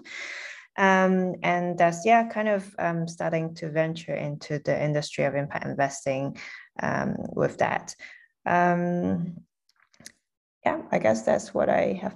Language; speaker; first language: English; non-native, local second language; Cantonese